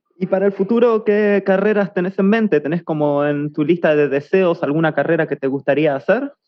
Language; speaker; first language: Spanish; native; Spanish